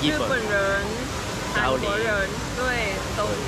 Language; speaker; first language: Chinese; non-native, fluent; Thai